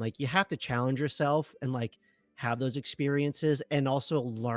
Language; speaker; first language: English; native; English